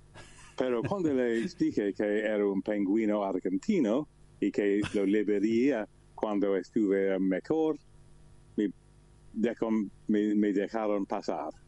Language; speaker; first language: Spanish; non-native, learner; English